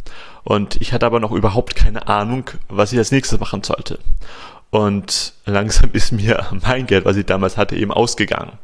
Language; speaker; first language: German; native; German